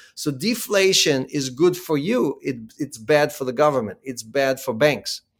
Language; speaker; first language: English; early bilingual, other home language; Ukrainian